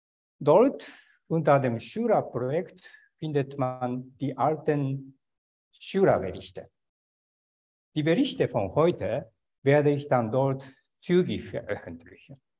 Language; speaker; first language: German; non-native, fluent; Japanese